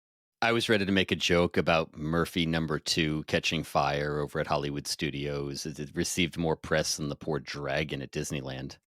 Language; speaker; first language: English; native; English